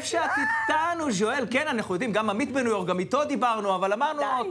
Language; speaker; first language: Hebrew; native; Hebrew